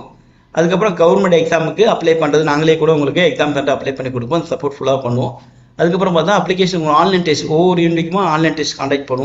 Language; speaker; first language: Tamil; native; Tamil